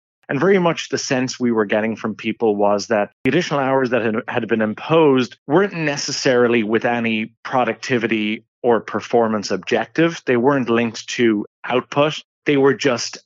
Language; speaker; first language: English; native; English